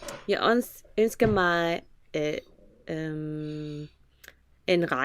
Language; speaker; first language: Danish; non-native, learner; English